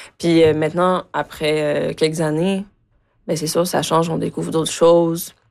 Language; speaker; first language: French; early bilingual, other home language; Spanish